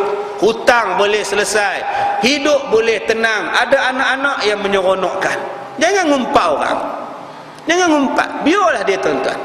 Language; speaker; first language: Malay; native; Malay